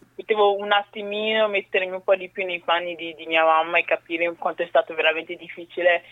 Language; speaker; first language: Italian; early bilingual, other home language; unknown